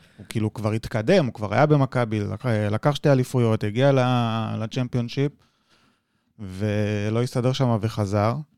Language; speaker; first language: Hebrew; early bilingual, other home language; Spanish